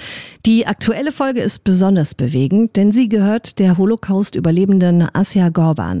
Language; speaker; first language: German; native; German